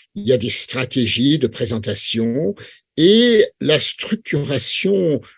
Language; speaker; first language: French; non-native, fluent; English